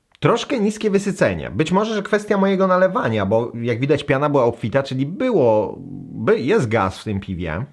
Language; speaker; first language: Polish; native; Polish